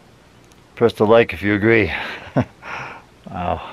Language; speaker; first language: English; native; English